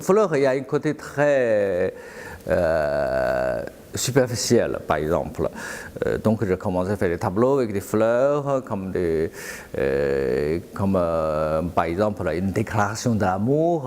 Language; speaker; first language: French; non-native, fluent; Chinese